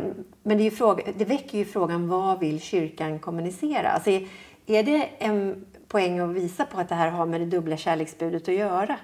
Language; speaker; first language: Swedish; native; Swedish